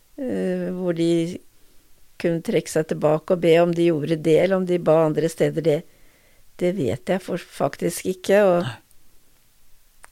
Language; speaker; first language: Norwegian; native; Norwegian